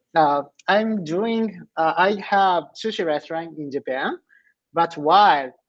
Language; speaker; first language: English; non-native, learner; Japanese